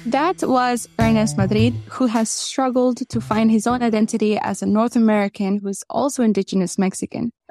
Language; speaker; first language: English; early bilingual, other home language; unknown